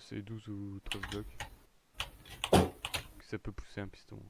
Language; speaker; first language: French; native; French